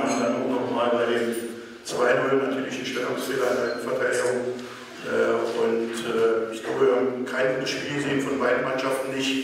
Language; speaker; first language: German; native; German